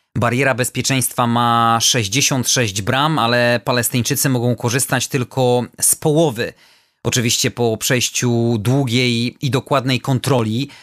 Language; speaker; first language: Polish; native; Polish